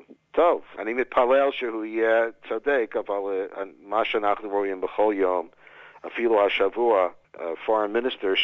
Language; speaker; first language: Hebrew; non-native, fluent; English